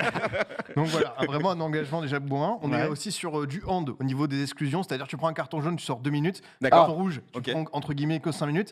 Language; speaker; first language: French; native; French